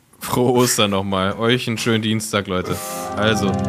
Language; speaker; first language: German; native; German